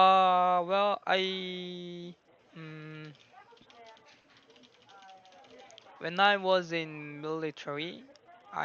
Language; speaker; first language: English; non-native, learner; Korean